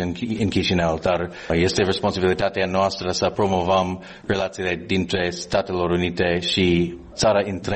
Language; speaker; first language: Romanian; non-native, fluent; English